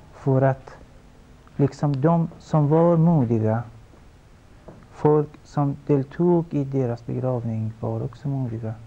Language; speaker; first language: Swedish; non-native, fluent; Persian